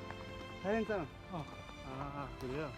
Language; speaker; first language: Korean; non-native, learner; Nepali